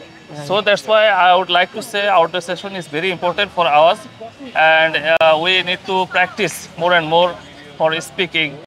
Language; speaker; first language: English; non-native, learner; Bangla